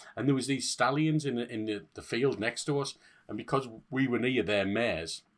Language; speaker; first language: English; native; English